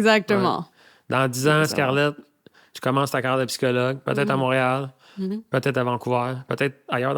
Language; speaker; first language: French; native; French